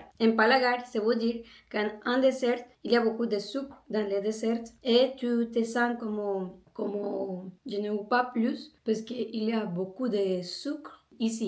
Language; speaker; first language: French; non-native, learner; Spanish